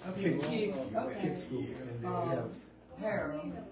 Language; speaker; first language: English; native; English